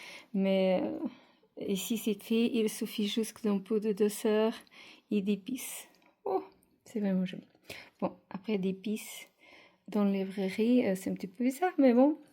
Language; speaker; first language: French; non-native, fluent; Portuguese